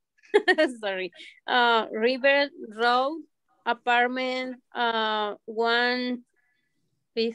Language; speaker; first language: English; non-native, learner; Spanish